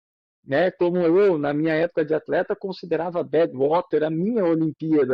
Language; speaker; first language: Portuguese; native; Portuguese